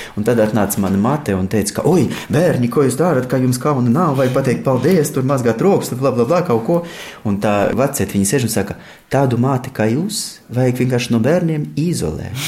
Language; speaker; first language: Latvian; non-native, fluent; Russian